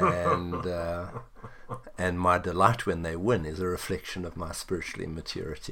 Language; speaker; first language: English; native; English